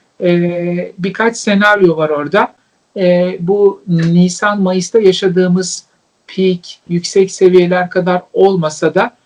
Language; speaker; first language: Turkish; native; Turkish